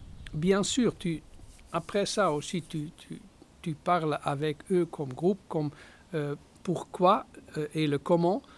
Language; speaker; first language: French; non-native, fluent; Dutch